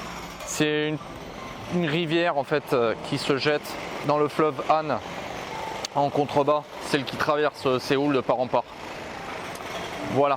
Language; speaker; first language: French; native; French